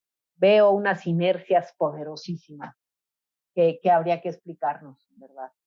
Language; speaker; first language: Spanish; native; Spanish